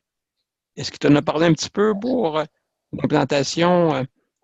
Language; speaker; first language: French; native; French